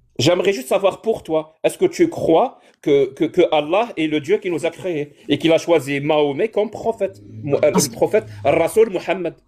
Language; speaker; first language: French; non-native, local second language; Arabic